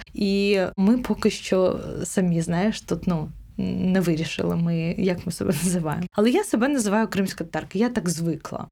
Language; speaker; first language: Ukrainian; non-native, local second language; Crimean Tatar